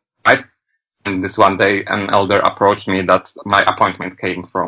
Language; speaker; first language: English; non-native, fluent; Polish